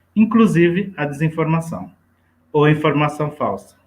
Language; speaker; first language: Portuguese; native; Portuguese